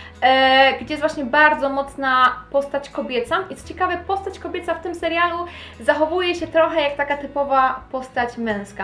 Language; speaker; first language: Polish; native; Polish